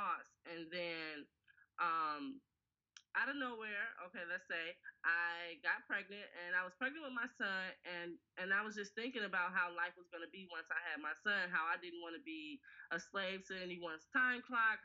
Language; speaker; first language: English; native; English